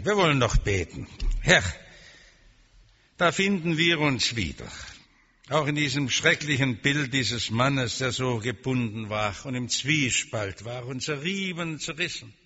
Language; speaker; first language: German; native; German